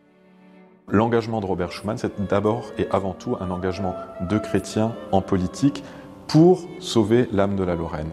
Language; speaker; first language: French; native; French